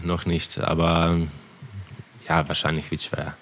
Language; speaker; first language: German; non-native, fluent; Croatian